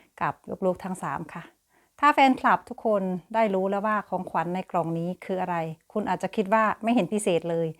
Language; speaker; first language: Thai; native; Thai